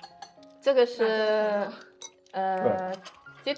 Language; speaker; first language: Chinese; non-native, learner; Indonesian